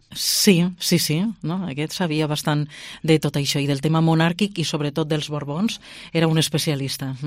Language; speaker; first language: Catalan; non-native, local second language; Spanish